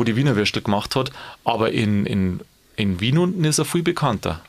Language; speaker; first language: German; native; German